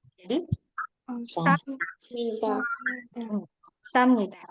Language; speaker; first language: Korean; non-native, fluent; Indonesian